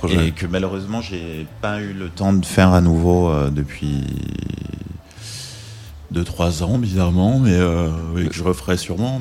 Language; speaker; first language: French; native; French